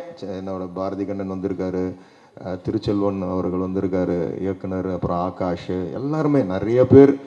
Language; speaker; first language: Tamil; native; Tamil